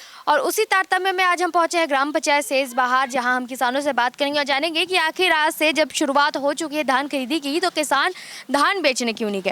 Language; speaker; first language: Hindi; native; Hindi